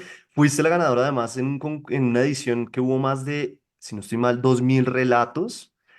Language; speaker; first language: Spanish; native; Spanish